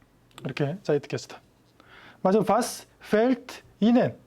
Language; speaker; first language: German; non-native, fluent; Korean